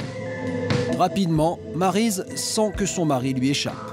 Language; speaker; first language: French; native; French